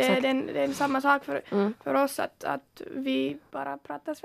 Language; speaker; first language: Swedish; non-native, local second language; Finnish